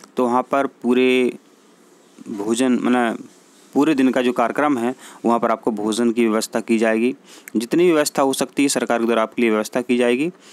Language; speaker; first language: Hindi; native; Hindi